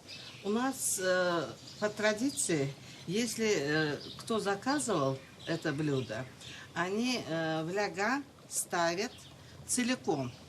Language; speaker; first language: Russian; non-native, fluent; Uzbek